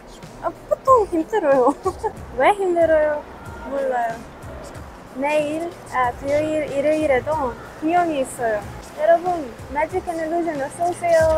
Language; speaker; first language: Korean; non-native, learner; Ukrainian